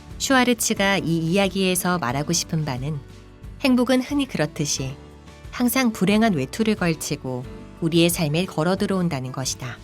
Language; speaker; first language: Korean; native; Korean